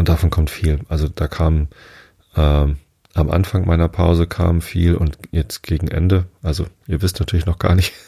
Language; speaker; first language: German; native; German